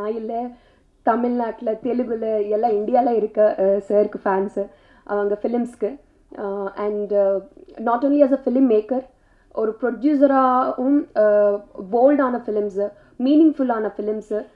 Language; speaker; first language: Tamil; non-native, learner; Telugu